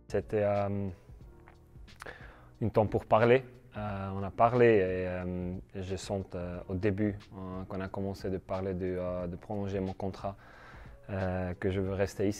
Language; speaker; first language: French; non-native, learner; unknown